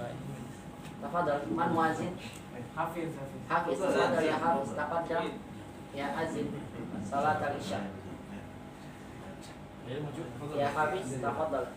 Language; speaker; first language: Arabic; non-native, fluent; Indonesian